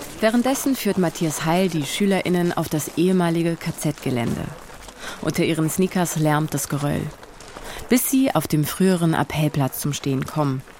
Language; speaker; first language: German; native; German